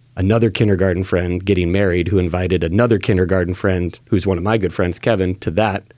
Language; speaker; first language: English; native; English